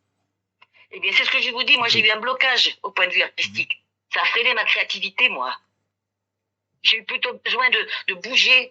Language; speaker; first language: French; native; French